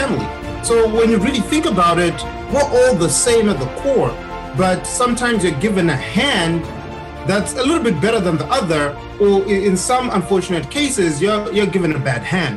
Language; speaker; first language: English; non-native, local second language; Shona